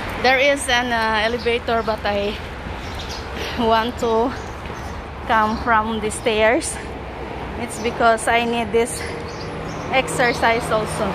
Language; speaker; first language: English; non-native, learner; Filipino